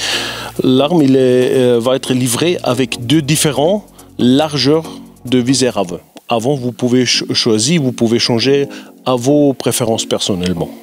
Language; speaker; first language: French; non-native, fluent; German